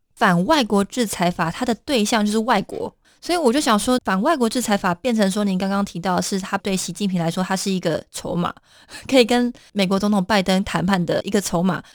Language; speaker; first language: Chinese; native; Chinese